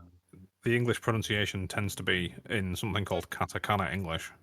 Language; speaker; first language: English; non-native, learner; Japanese